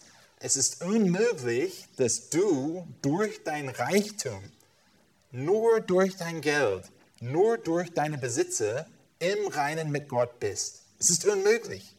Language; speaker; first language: German; non-native, fluent; English